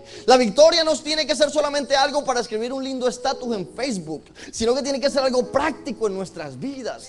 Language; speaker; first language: Spanish; native; Spanish